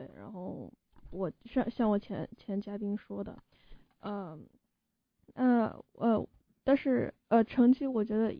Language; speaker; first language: Chinese; early bilingual, heritage; Chinese